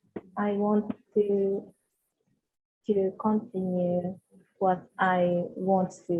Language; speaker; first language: English; non-native, learner; Japanese